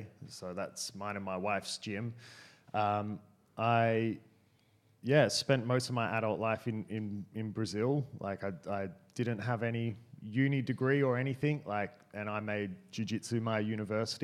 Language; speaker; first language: English; native; English